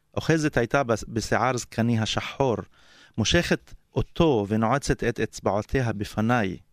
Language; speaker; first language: Hebrew; non-native, local second language; Arabic